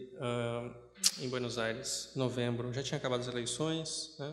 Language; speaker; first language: Portuguese; native; Portuguese